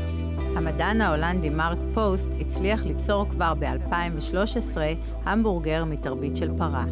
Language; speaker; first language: Hebrew; native; Hebrew